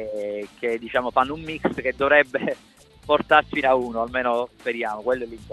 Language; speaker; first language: Italian; native; Italian